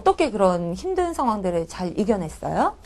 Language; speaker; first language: Korean; native; Korean